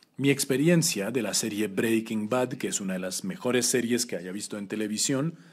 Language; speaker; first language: Spanish; non-native, fluent; English